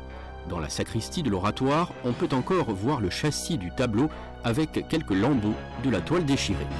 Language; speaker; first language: French; native; French